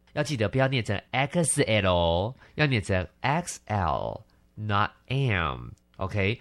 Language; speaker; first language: Chinese; native; Chinese